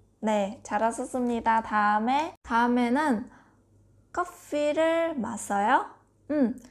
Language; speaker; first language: Korean; non-native, learner; Vietnamese